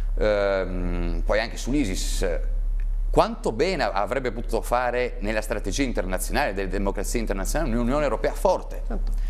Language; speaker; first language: Italian; native; Italian